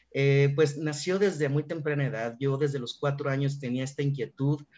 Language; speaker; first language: Spanish; native; Spanish